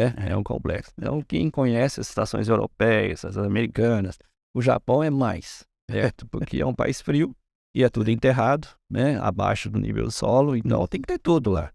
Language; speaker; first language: Portuguese; early bilingual, other home language; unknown